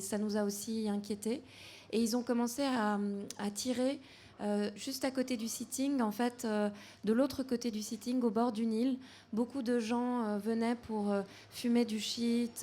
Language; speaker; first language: French; native; French